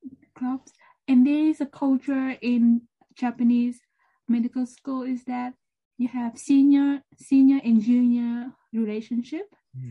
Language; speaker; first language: English; non-native, learner; Vietnamese